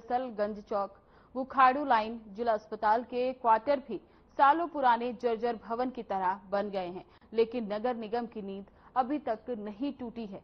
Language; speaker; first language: Hindi; native; Hindi